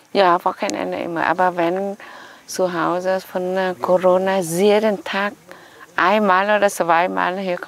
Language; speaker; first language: German; non-native, learner; Vietnamese